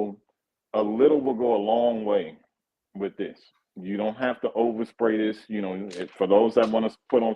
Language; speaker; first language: English; native; English